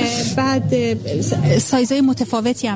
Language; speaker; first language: Persian; native; Persian